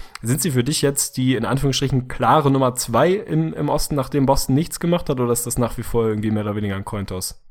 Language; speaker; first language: German; native; German